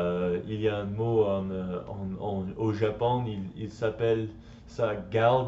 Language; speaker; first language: French; non-native, learner; English